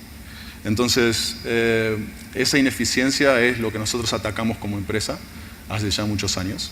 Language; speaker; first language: Spanish; native; Spanish